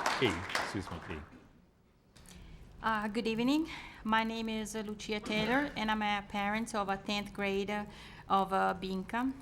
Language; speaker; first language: English; non-native, learner; Italian